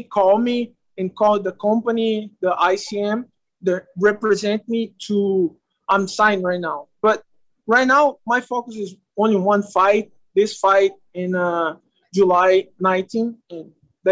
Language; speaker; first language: English; non-native, learner; Portuguese